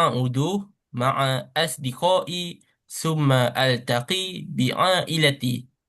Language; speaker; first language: Arabic; non-native, learner; Malay